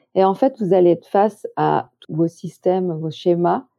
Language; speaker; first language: French; native; French